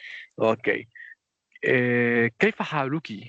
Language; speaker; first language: Arabic; non-native, fluent; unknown